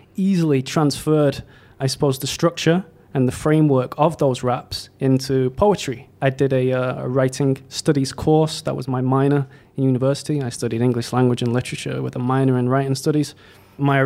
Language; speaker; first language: English; native; English